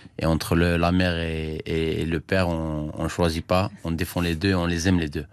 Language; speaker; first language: French; early bilingual, other home language; Armenian